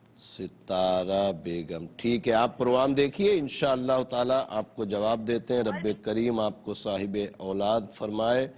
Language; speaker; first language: Urdu; native; Urdu